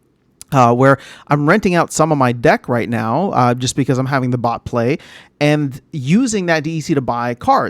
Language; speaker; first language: English; native; English